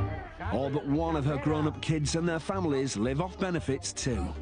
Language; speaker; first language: English; native; English